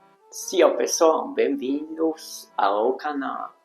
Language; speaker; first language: Portuguese; non-native, fluent; Hungarian